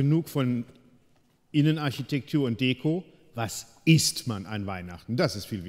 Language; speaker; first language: German; native; German